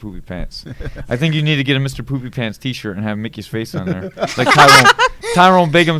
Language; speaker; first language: English; native; English